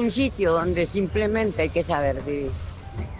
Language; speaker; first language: Spanish; native; Spanish